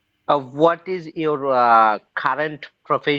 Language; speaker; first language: English; non-native, learner; Bangla